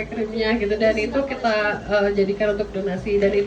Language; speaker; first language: Indonesian; native; Indonesian